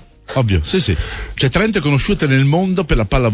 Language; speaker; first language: Italian; native; Italian